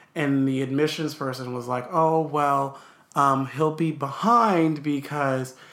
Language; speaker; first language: English; native; English